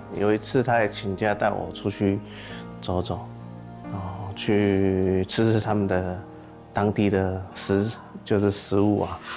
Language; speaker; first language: Chinese; native; Chinese